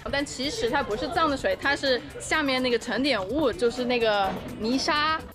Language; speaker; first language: Chinese; non-native, fluent; English